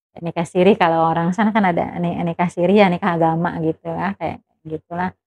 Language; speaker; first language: Indonesian; non-native, local second language; Sundanese